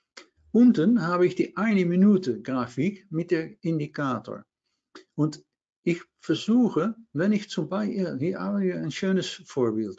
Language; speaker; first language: German; non-native, learner; Dutch